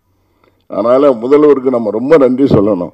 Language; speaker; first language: Tamil; native; Tamil